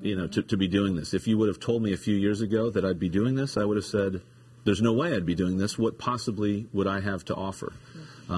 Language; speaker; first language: English; native; English